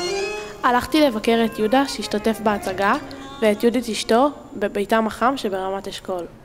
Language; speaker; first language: Hebrew; native; Hebrew